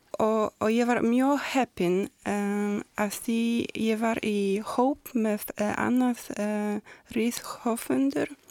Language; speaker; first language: Icelandic; non-native, learner; Polish